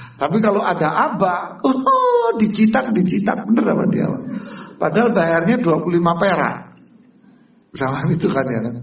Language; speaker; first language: Indonesian; native; Indonesian